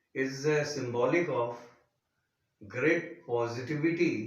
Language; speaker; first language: English; non-native, local second language; Hindi